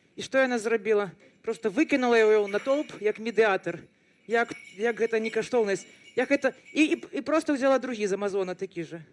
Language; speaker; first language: Belarusian; non-native, local second language; Russian